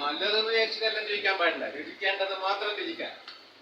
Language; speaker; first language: Malayalam; native; Malayalam